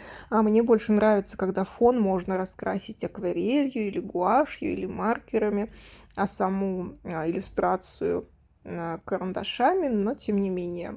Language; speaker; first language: Russian; native; Russian